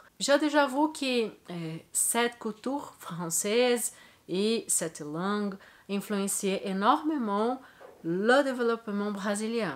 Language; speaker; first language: French; non-native, learner; Portuguese